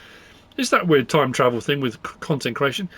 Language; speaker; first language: English; native; English